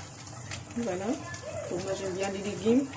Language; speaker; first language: French; non-native, local second language; Arabic